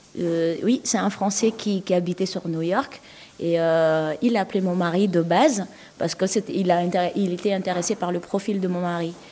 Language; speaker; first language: French; non-native, local second language; Malagasy